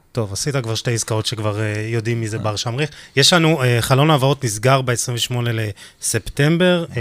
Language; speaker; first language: Hebrew; native; Hebrew